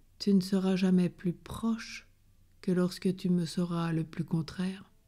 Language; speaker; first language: French; native; French